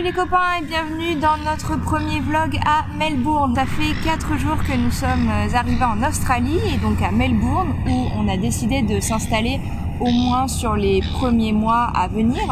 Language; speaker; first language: French; native; French